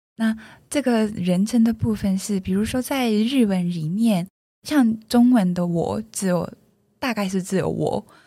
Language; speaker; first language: Chinese; non-native, fluent; Japanese